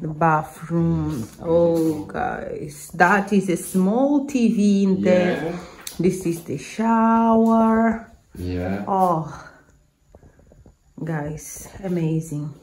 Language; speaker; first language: English; non-native, fluent; Portuguese